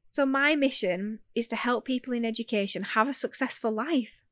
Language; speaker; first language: English; native; English